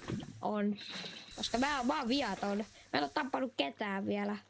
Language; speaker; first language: Finnish; native; Finnish